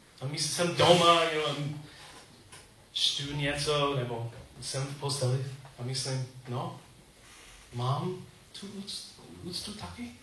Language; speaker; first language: Czech; non-native, learner; English